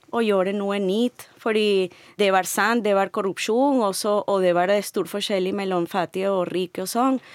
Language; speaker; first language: Norwegian; non-native, learner; Spanish